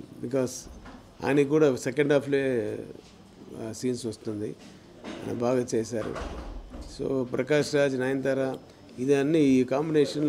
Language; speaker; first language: Telugu; non-native, learner; Tamil